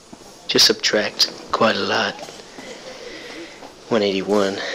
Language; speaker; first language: English; native; English